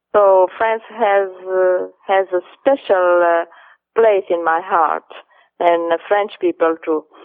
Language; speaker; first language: English; non-native, fluent; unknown